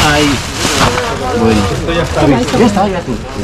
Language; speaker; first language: Spanish; non-native, learner; Filipino